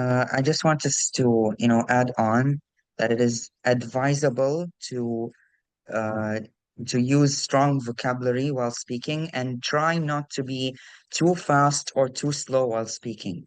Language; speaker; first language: English; non-native, fluent; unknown